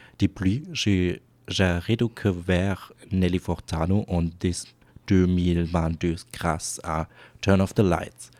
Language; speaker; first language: French; non-native, fluent; German